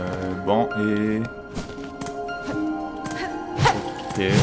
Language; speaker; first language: French; native; French